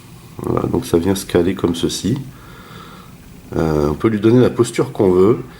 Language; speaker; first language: French; native; French